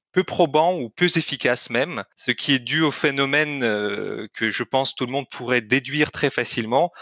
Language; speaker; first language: French; non-native, fluent; Russian